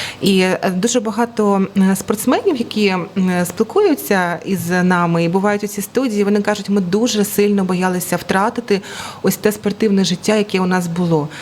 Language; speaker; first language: Ukrainian; native; Ukrainian